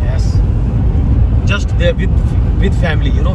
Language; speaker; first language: English; non-native, local second language; Hindi